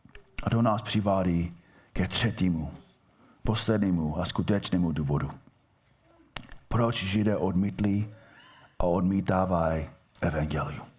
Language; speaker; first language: Czech; non-native, fluent; English